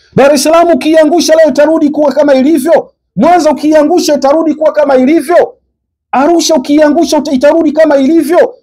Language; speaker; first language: Swahili; native; Swahili